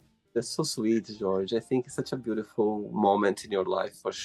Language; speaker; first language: English; non-native, fluent; Portuguese